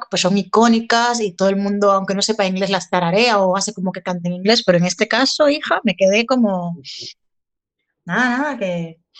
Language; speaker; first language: Spanish; native; Spanish